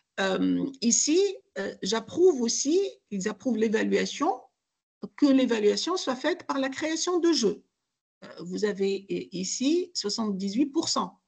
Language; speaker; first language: French; non-native, local second language; Arabic